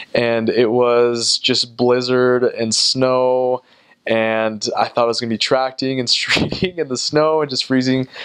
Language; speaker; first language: English; native; English